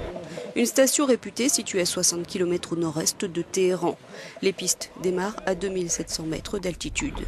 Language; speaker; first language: French; native; French